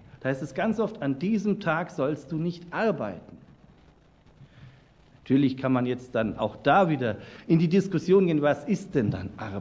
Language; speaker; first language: German; native; German